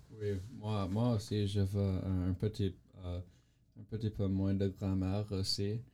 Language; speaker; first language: French; non-native, learner; English